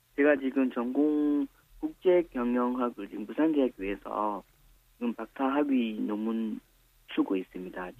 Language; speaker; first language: Korean; non-native, fluent; Burmese